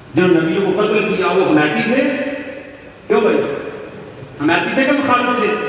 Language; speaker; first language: Urdu; non-native, local second language; Punjabi